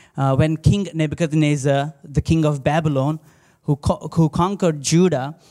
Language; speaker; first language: English; non-native, local second language; Telugu